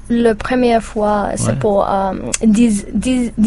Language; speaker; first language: French; non-native, learner; English